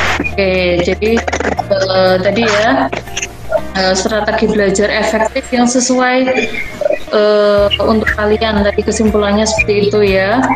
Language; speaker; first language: Indonesian; native; Indonesian